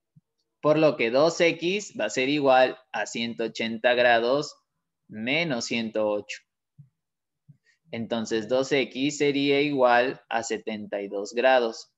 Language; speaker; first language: Spanish; native; Spanish